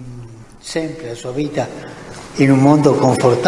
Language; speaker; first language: Italian; non-native, fluent; Spanish